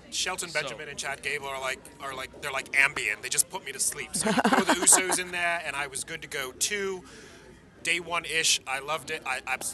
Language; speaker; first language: English; native; English